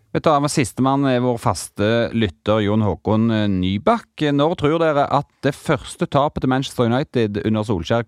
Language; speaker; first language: Norwegian; native; Norwegian